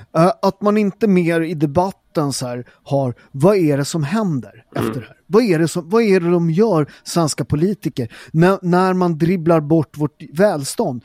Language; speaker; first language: Swedish; early bilingual, other home language; Italian